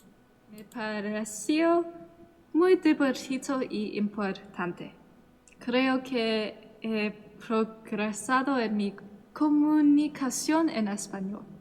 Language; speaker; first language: Spanish; non-native, learner; English